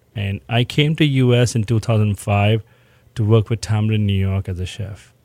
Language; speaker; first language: English; non-native, local second language; Hindi